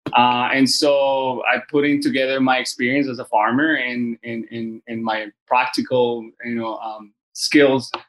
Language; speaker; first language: English; early bilingual, other home language; Spanish